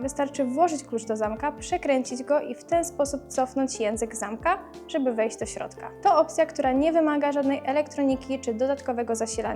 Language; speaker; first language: Polish; native; Polish